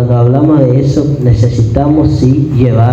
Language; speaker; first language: Spanish; native; Spanish